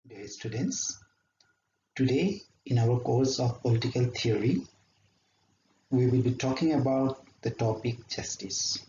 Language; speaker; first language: English; non-native, local second language; Assamese